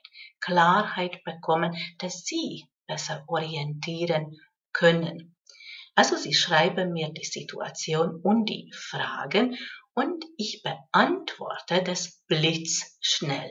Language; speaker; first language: German; non-native, fluent; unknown